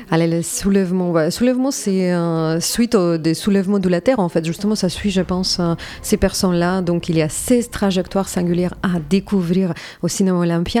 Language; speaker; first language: French; native; French